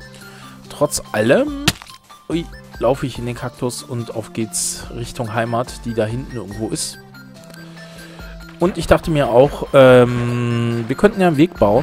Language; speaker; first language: German; native; German